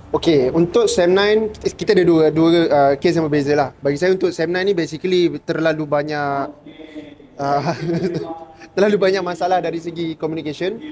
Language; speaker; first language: Malay; native; Malay